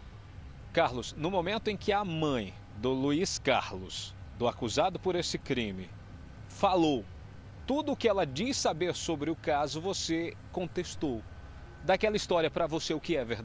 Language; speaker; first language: Portuguese; native; Portuguese